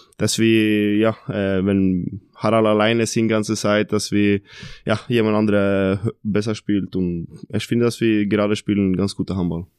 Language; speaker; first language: German; non-native, fluent; Norwegian